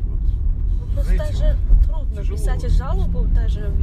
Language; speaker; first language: Russian; non-native, learner; Chinese